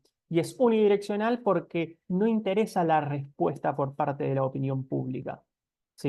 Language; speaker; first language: Spanish; native; Spanish